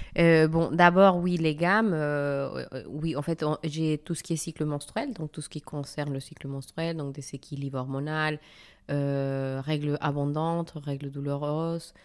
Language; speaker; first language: French; non-native, fluent; Spanish